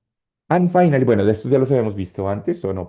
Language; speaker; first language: Spanish; native; Spanish